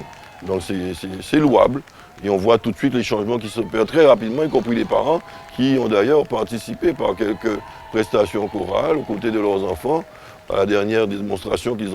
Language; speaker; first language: French; native; French